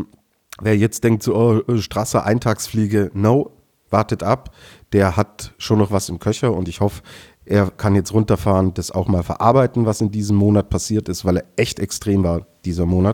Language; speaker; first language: German; native; German